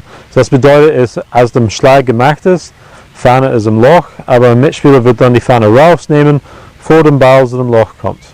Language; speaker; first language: German; non-native, fluent; English